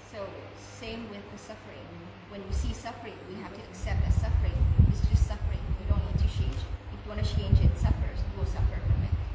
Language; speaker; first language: English; non-native, fluent; Thai